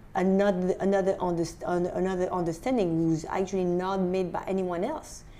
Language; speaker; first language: English; non-native, fluent; French